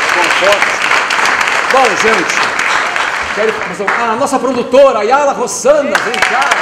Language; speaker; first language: Portuguese; native; Portuguese